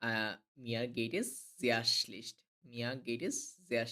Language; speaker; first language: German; non-native, fluent; Bangla